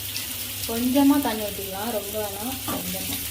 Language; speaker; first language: Tamil; native; Tamil